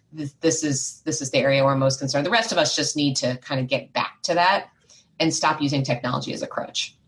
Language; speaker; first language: English; native; English